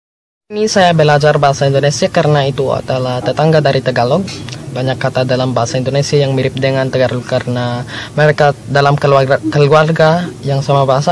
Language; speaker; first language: Indonesian; non-native, learner; Filipino